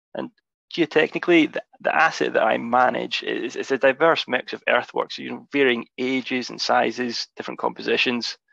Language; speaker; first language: English; native; English